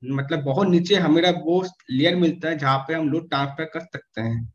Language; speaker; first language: Hindi; non-native, local second language; Bangla